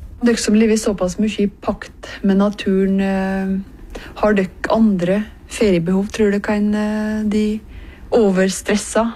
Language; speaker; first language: Norwegian; native; Norwegian